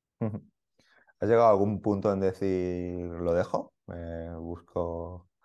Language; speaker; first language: Spanish; native; Spanish